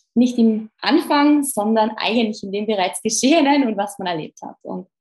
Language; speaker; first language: German; native; German